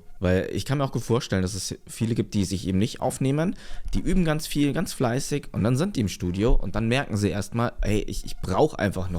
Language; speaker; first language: German; native; German